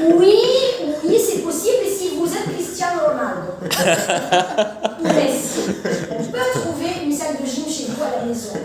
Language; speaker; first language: French; non-native, fluent; Arabic